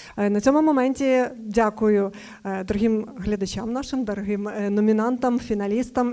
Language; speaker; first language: Ukrainian; native; Ukrainian